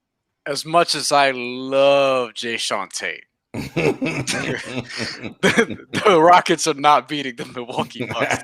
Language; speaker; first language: English; native; English